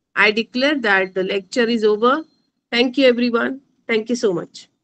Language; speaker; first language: English; non-native, local second language; Marathi